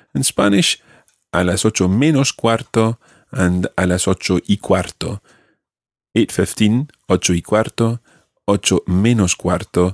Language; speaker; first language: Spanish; non-native, fluent; English